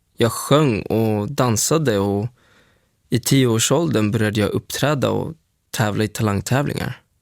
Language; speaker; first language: Swedish; early bilingual, other home language; Spanish